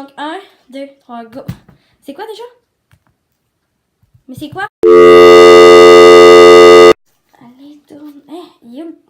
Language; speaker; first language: French; native; French